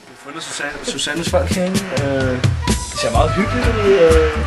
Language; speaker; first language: Danish; native; Danish